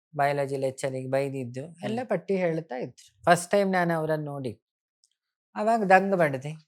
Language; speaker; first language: Kannada; native; Kannada